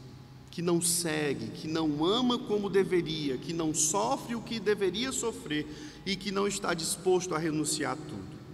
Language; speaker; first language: Portuguese; native; Portuguese